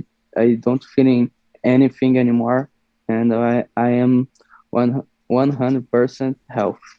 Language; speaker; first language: English; non-native, learner; Portuguese